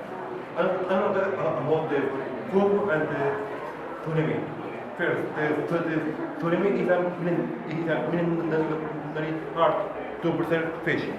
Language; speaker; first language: English; non-native, learner; Spanish